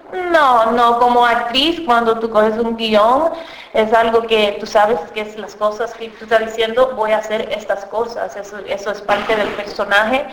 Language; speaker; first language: Spanish; early bilingual, other home language; English